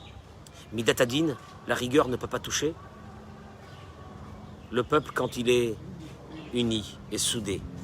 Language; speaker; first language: French; native; French